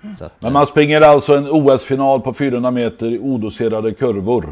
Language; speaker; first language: Swedish; native; Swedish